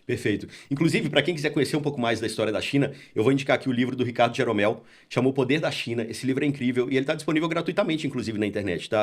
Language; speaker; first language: Portuguese; native; Portuguese